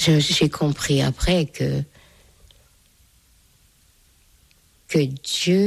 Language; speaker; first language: French; non-native, fluent; Hungarian